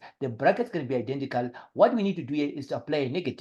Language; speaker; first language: English; non-native, local second language; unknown